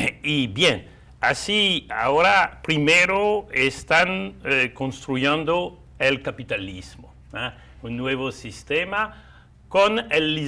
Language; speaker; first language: Spanish; non-native, fluent; French